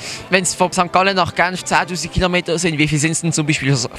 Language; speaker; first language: German; native; German